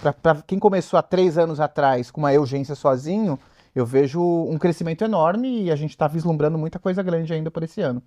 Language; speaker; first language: Portuguese; native; Portuguese